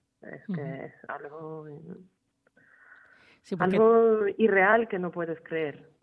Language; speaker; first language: Spanish; non-native, fluent; Ukrainian